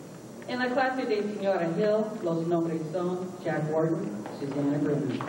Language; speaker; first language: Spanish; non-native, fluent; English